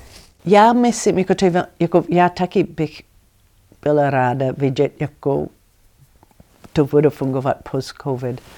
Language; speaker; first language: Czech; non-native, learner; English